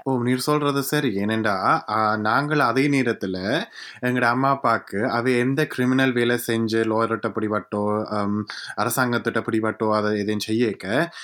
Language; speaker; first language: Tamil; native; Tamil